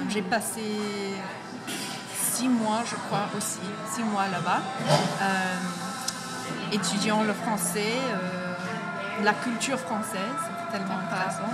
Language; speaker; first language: French; non-native, fluent; English